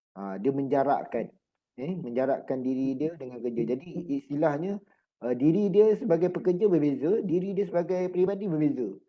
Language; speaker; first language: Malay; native; Malay